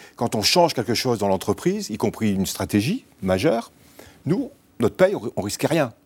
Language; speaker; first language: French; native; French